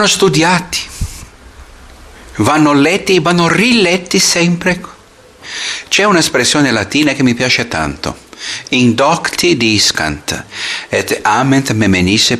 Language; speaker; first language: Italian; non-native, fluent; Portuguese